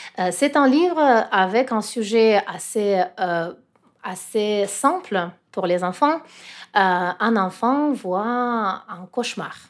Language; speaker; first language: French; non-native, fluent; Russian